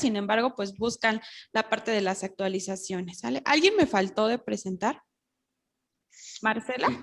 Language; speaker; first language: Spanish; native; Spanish